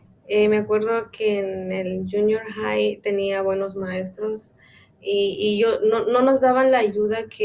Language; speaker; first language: Spanish; non-native, local second language; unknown